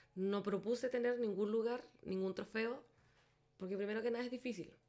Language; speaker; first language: Spanish; native; Spanish